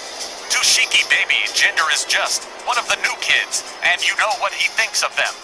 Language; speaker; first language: English; native; English